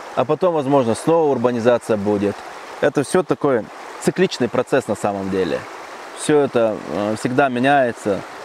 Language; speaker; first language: Russian; non-native, local second language; Chechen